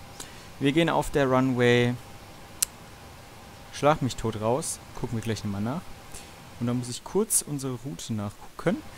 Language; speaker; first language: German; native; German